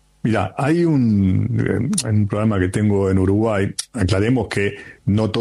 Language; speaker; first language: Spanish; native; Spanish